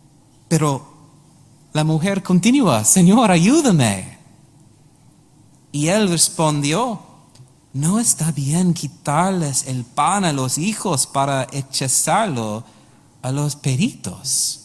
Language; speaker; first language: Spanish; non-native, learner; English